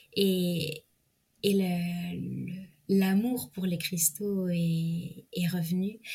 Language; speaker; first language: French; native; French